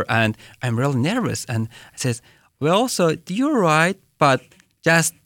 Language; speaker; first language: English; non-native, fluent; Persian